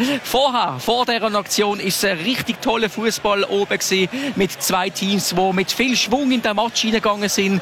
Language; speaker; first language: German; native; German